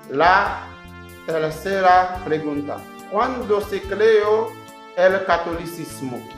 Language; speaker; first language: Spanish; non-native, learner; Haitian Creole